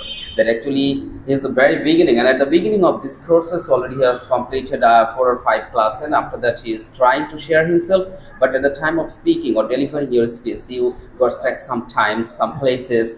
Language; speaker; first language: English; non-native, fluent; Bangla